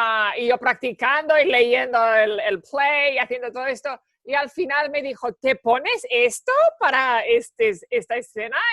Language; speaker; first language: Spanish; early bilingual, heritage; Spanish